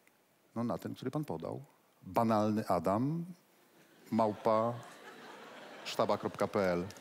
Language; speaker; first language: Polish; native; Polish